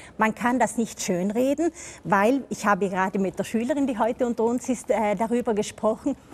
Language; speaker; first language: German; native; German